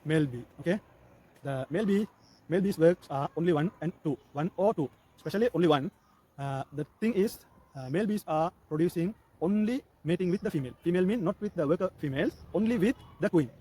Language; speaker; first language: English; non-native, local second language; Tamil